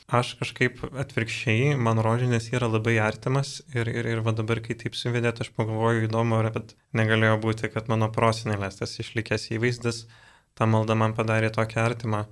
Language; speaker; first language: Lithuanian; native; Lithuanian